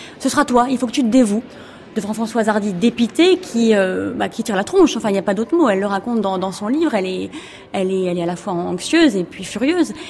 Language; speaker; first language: French; native; French